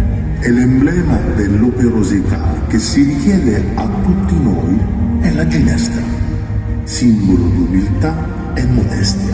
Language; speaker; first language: Italian; native; Italian